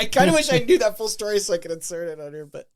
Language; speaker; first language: English; native; English